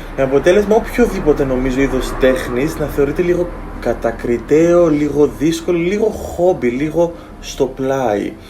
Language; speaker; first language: Greek; native; Greek